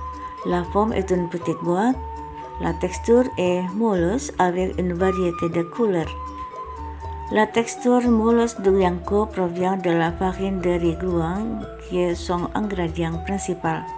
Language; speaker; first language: French; non-native, fluent; Indonesian